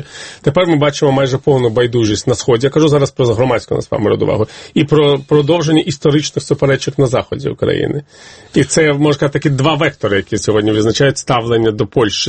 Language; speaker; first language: Ukrainian; native; Ukrainian